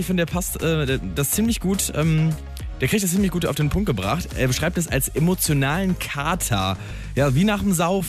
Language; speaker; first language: German; native; German